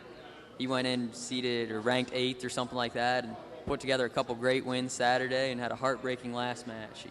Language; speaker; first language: English; native; English